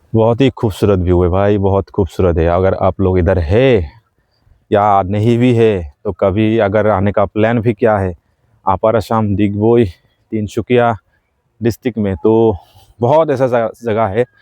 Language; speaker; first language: Hindi; non-native, local second language; Assamese